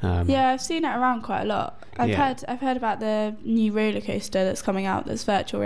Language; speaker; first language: English; native; English